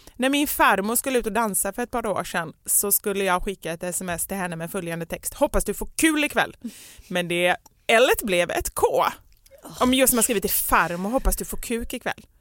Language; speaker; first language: Swedish; native; Swedish